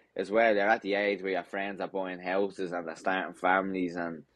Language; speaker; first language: English; native; English